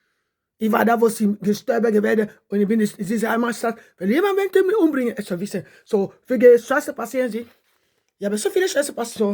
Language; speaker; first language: German; non-native, learner; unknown